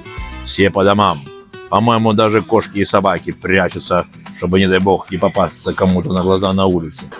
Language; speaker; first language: Russian; native; Russian